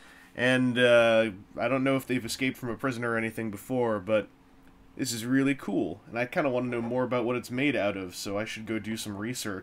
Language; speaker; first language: English; native; English